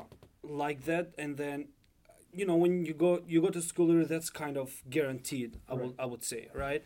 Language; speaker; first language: English; non-native, fluent; Albanian